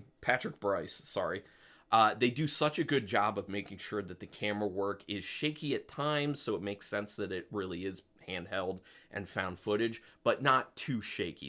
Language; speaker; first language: English; native; English